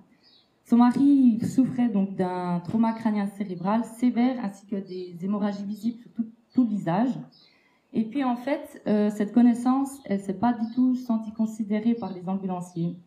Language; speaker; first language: French; native; French